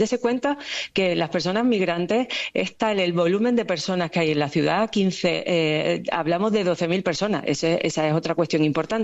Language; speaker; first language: Spanish; native; Spanish